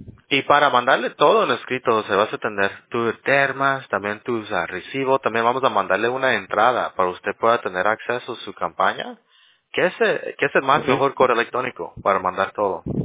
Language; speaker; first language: Spanish; early bilingual, heritage; Spanish